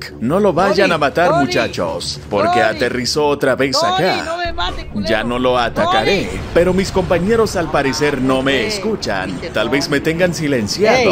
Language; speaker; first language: Spanish; native; Spanish